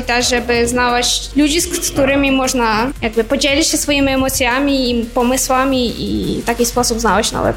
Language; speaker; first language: Polish; non-native, fluent; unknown